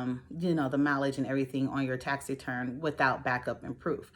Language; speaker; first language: English; native; English